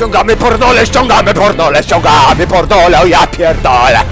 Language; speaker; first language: Polish; native; Polish